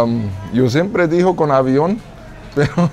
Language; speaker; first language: Spanish; non-native, fluent; German